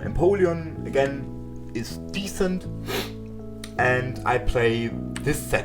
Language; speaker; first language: English; non-native, fluent; German